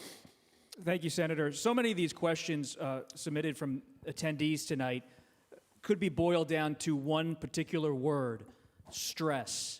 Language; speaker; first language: English; native; English